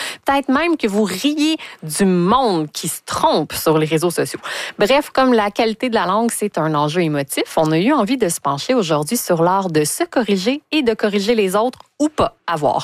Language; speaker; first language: French; native; French